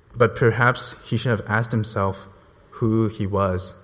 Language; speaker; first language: English; non-native, local second language; Cantonese